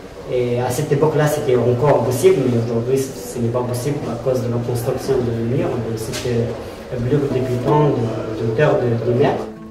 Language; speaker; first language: French; non-native, fluent; Arabic